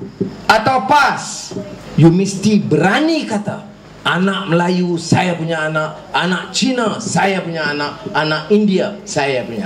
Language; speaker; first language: Malay; native; Malay